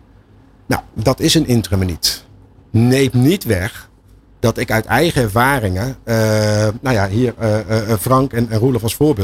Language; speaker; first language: Dutch; native; Dutch